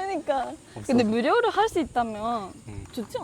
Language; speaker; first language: Korean; non-native, learner; Japanese